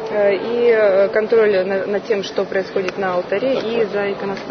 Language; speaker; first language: Russian; native; Russian